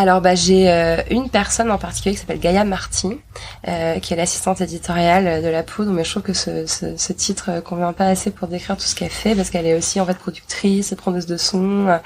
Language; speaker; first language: French; native; French